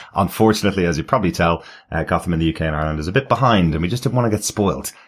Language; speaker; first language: English; native; English